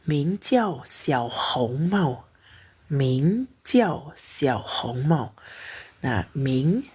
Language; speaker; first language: Chinese; non-native, fluent; Indonesian